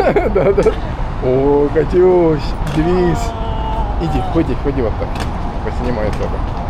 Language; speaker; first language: Russian; non-native, learner; Turkish